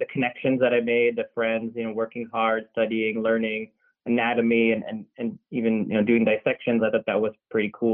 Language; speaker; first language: English; native; English